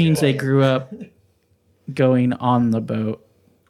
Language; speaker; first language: English; native; English